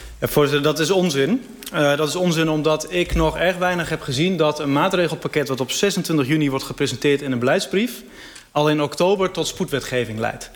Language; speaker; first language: Dutch; native; Dutch